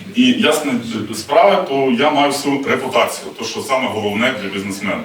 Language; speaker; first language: Ukrainian; native; Ukrainian